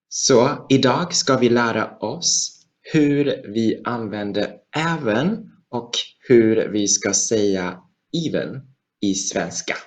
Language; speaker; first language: Swedish; non-native, fluent; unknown